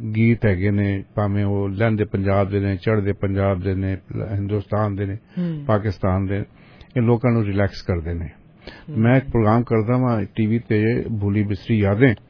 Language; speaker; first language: Punjabi; native; Punjabi